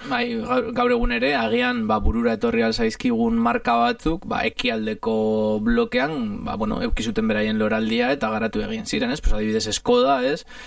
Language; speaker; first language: Basque; non-native, fluent; Italian